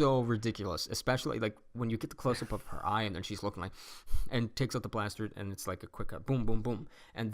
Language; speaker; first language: English; native; English